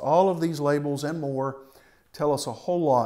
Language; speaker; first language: English; native; English